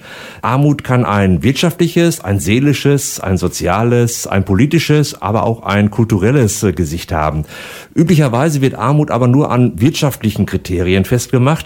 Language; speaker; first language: German; native; German